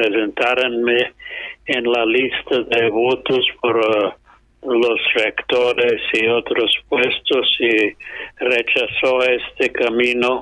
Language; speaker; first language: Spanish; non-native, fluent; English